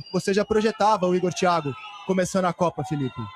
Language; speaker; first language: Portuguese; native; Portuguese